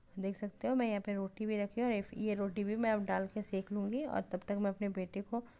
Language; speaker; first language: Hindi; native; Hindi